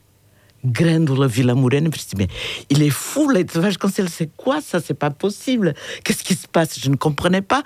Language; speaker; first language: French; non-native, fluent; Portuguese